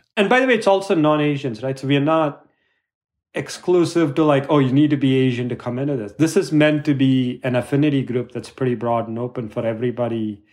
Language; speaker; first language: English; non-native, local second language; Tamil